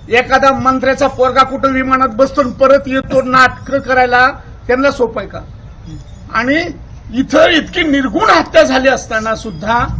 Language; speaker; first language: Marathi; native; Marathi